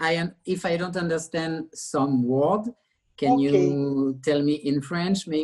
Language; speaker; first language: English; non-native, learner; French